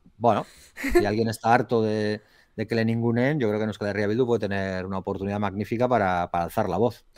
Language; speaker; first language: Spanish; native; Spanish